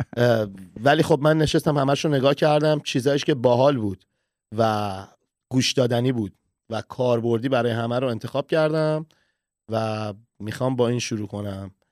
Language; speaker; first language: Persian; early bilingual, heritage; Persian